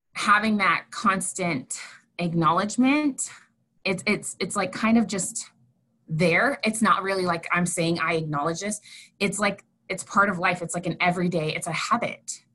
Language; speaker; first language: English; native; English